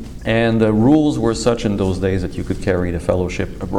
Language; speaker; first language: English; native; English